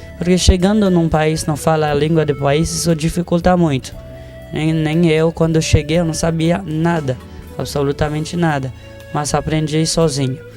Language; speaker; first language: Portuguese; non-native, fluent; Haitian Creole